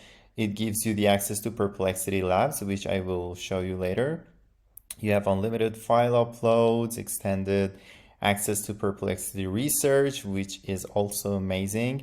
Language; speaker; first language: English; non-native, fluent; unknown